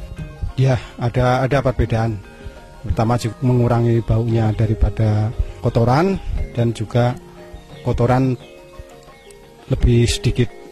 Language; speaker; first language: Indonesian; non-native, local second language; Javanese